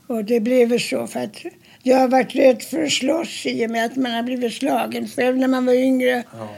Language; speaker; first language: Swedish; early bilingual, other home language; German